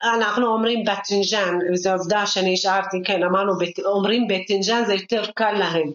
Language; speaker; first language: Hebrew; non-native, local second language; Arabic